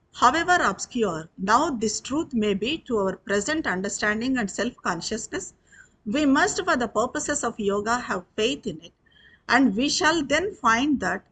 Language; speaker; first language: English; non-native, local second language; Telugu